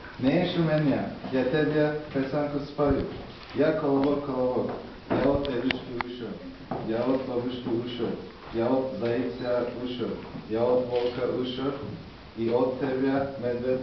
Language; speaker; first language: Russian; non-native, learner; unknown